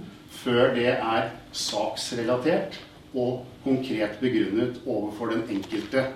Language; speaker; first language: Norwegian; native; Norwegian